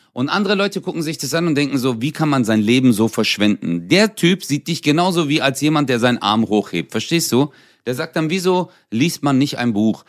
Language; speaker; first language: German; early bilingual, other home language; Turkish